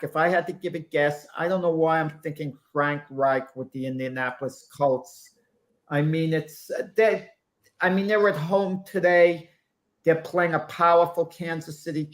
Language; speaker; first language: English; native; English